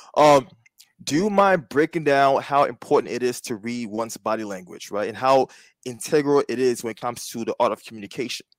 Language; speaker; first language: English; native; English